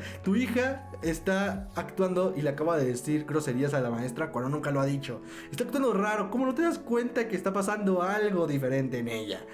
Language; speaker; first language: Spanish; native; Spanish